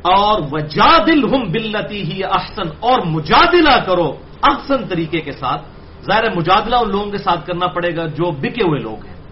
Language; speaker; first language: Urdu; non-native, local second language; Punjabi